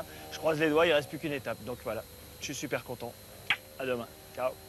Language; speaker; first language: French; native; French